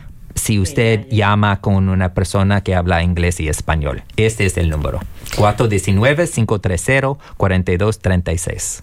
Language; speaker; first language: Spanish; non-native, learner; English